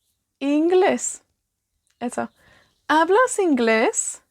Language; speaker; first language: Spanish; non-native, fluent; Welsh